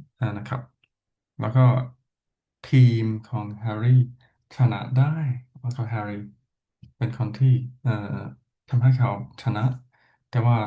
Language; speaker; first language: Thai; non-native, fluent; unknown